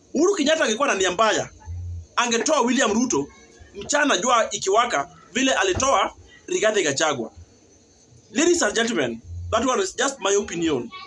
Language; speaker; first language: Swahili; native; Swahili